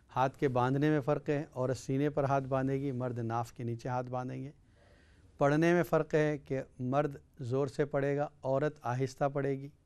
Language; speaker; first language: Urdu; native; Urdu